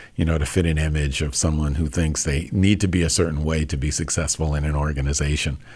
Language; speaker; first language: English; native; English